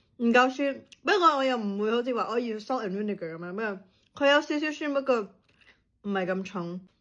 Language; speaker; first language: Cantonese; early bilingual, heritage; Cantonese